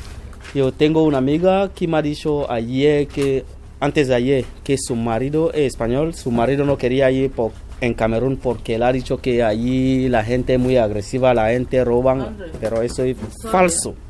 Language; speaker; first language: Spanish; non-native, fluent; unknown